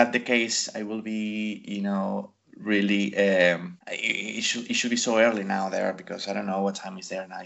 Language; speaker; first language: English; non-native, fluent; Spanish